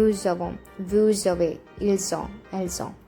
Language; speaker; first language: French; non-native, fluent; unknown